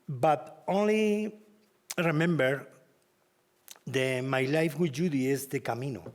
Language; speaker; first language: English; non-native, learner; Spanish